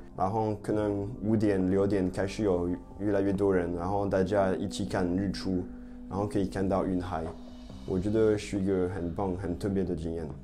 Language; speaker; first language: Chinese; non-native, fluent; French